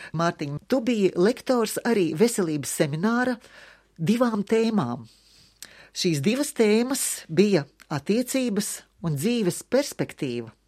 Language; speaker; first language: Latvian; native; Latvian